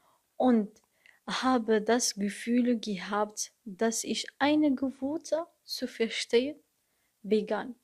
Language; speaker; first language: German; non-native, learner; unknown